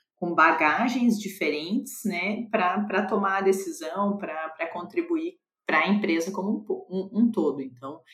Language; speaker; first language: Portuguese; native; Portuguese